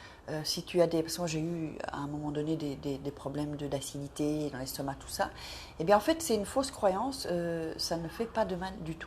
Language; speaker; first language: French; native; French